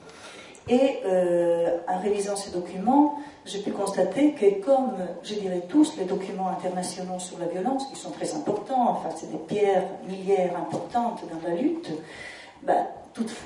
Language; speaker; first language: French; non-native, fluent; Italian